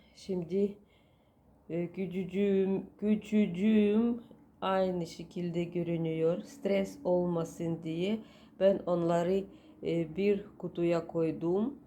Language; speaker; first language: Turkish; non-native, learner; Russian